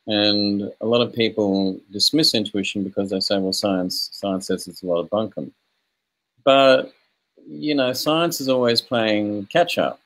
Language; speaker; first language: English; native; English